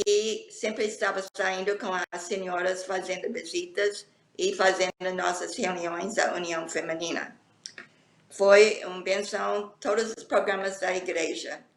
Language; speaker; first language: Portuguese; non-native, fluent; English